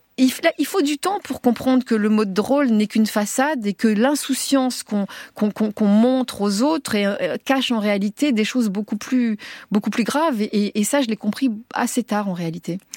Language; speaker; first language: French; early bilingual, other home language; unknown